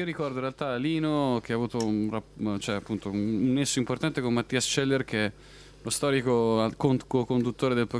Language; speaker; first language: Italian; native; Italian